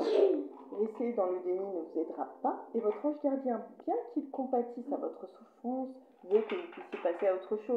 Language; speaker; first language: French; native; French